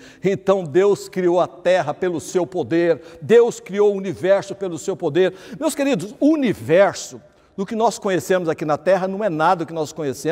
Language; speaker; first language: Portuguese; native; Portuguese